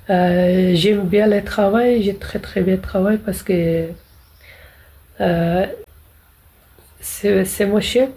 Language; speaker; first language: French; non-native, learner; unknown